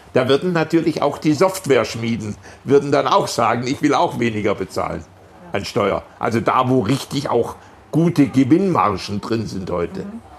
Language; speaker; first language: German; native; German